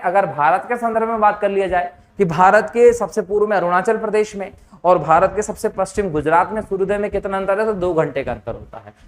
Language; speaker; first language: Hindi; native; Hindi